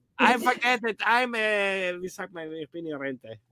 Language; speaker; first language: English; non-native, learner; German